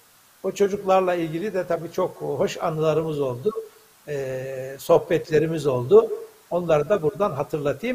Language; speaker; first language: Turkish; native; Turkish